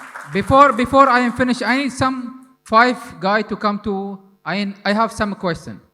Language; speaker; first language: English; non-native, learner; Arabic